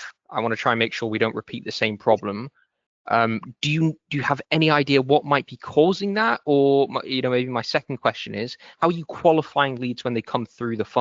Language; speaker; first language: English; native; English